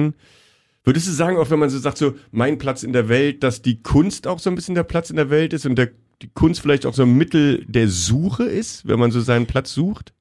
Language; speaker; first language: German; native; German